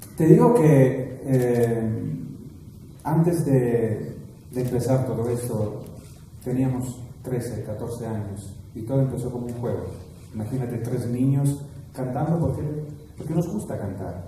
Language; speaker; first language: Spanish; non-native, fluent; Italian